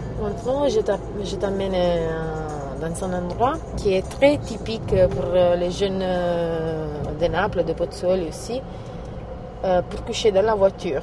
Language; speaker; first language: French; non-native, fluent; Italian